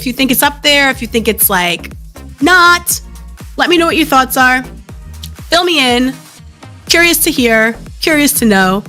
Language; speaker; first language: English; native; English